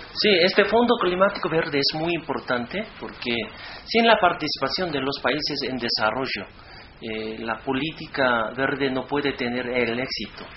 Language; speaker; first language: Spanish; non-native, fluent; Korean